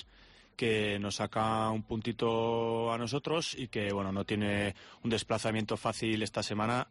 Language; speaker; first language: Spanish; native; Spanish